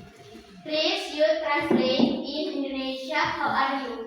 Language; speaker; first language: English; non-native, learner; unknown